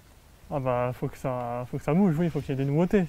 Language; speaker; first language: French; native; French